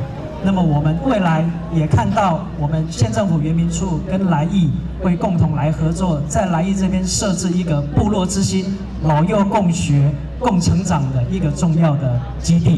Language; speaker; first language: Chinese; native; Chinese